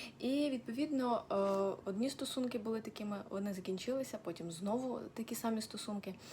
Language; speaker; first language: Ukrainian; non-native, local second language; Russian